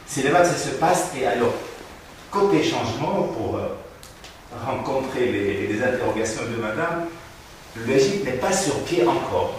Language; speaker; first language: French; non-native, fluent; Arabic